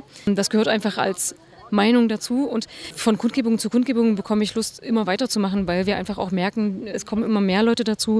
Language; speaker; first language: German; native; German